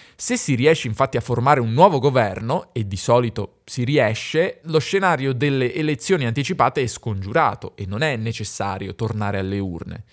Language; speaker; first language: Italian; native; Italian